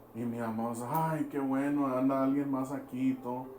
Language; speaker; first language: Spanish; early bilingual, heritage; Spanish